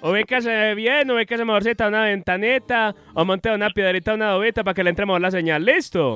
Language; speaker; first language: Spanish; native; Spanish